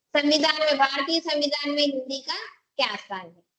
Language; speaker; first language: Hindi; non-native, local second language; Telugu